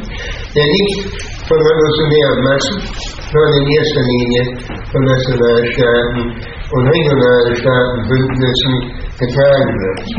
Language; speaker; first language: German; native; German